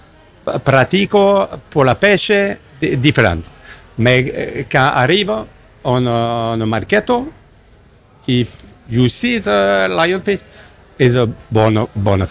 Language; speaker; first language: Italian; non-native, learner; French